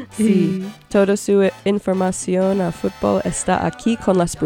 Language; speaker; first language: Spanish; early bilingual, heritage; Spanish